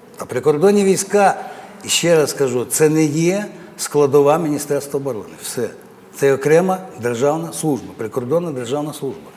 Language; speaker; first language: Ukrainian; native; Ukrainian